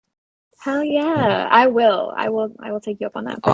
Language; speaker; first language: English; native; English